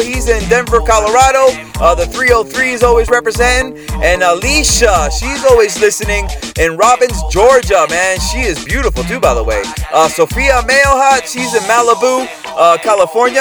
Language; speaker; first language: English; early bilingual, other home language; Spanish